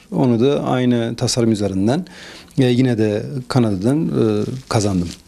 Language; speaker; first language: Turkish; non-native, fluent; Persian